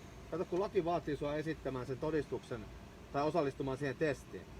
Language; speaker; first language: Finnish; native; Finnish